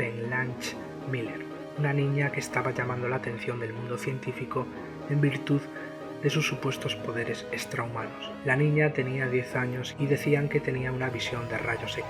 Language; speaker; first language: Spanish; native; Spanish